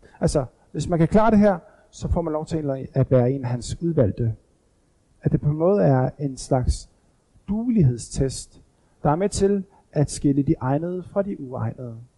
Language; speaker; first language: Danish; native; Danish